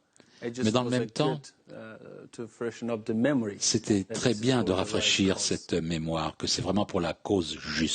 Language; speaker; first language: French; non-native, fluent; Persian